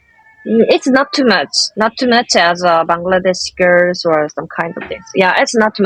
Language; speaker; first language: English; non-native, learner; Korean